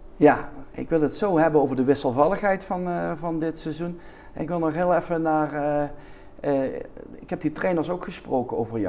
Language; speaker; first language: Dutch; native; Dutch